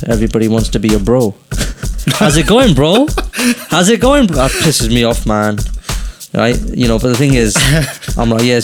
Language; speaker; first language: English; native; English